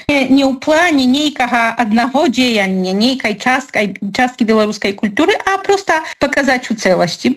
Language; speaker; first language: Belarusian; native; Belarusian